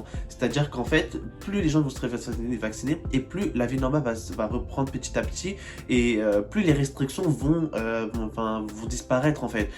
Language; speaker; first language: French; native; French